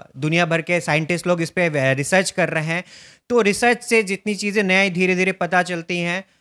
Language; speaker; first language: Hindi; native; Hindi